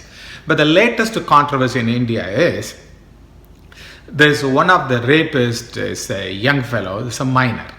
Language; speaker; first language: English; non-native, local second language; Tamil